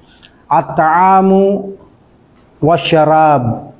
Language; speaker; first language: Arabic; non-native, fluent; Filipino